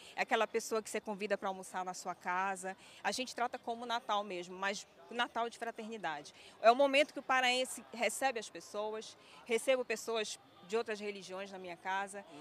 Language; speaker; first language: Portuguese; native; Portuguese